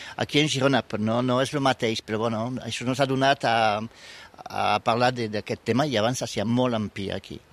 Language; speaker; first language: Catalan; non-native, fluent; French